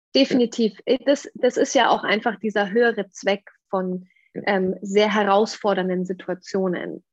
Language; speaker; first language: German; native; German